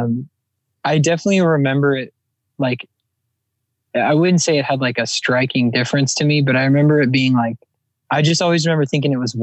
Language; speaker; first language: English; native; English